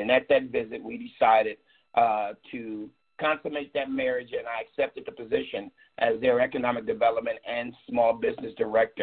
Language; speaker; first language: English; native; English